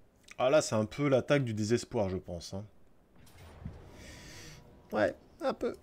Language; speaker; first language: French; native; French